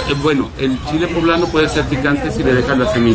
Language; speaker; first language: Spanish; native; Spanish